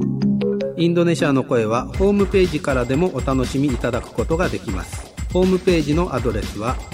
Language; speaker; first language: Japanese; non-native, fluent; Indonesian